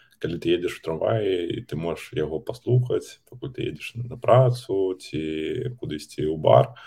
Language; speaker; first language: Belarusian; non-native, local second language; Russian